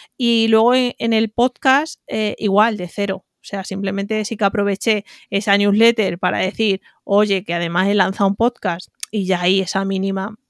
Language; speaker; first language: Spanish; native; Spanish